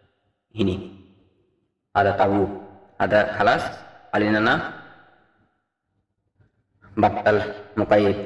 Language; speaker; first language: Arabic; non-native, learner; Bangla